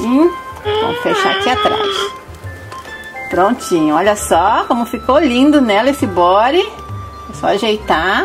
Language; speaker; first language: Portuguese; native; Portuguese